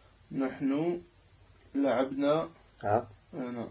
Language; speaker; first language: Arabic; non-native, learner; French